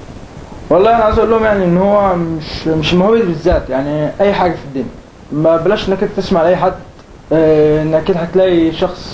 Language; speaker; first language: Arabic; native; Arabic